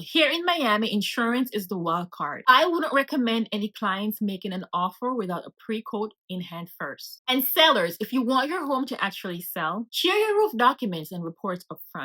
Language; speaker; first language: English; native; English